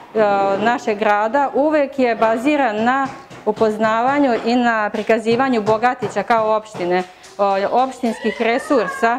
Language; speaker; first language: Serbian; native; Serbian